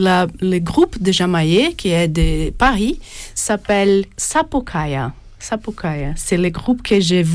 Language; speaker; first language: French; non-native, fluent; Portuguese